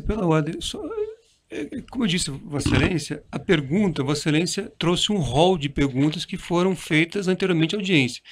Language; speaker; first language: Portuguese; native; Portuguese